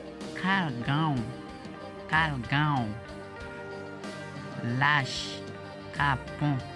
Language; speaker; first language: Portuguese; non-native, learner; Haitian Creole